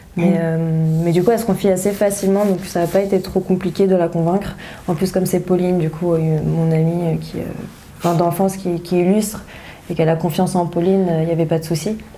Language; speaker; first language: French; early bilingual, other home language; Vietnamese